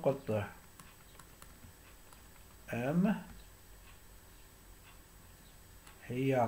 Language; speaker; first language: Arabic; native; Arabic